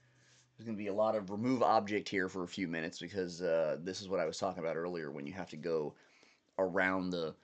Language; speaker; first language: English; native; English